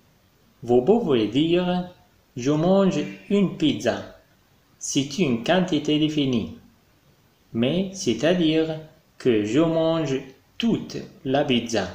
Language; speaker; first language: French; non-native, fluent; Arabic